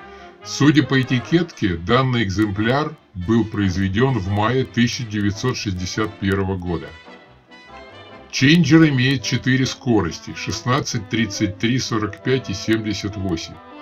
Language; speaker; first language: Russian; native; Russian